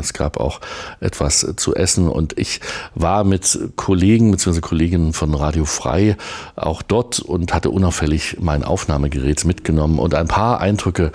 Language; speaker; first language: German; native; German